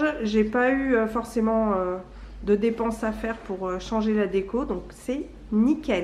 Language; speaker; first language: French; native; French